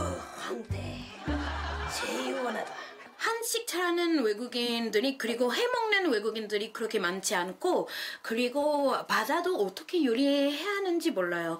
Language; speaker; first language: Korean; non-native, fluent; French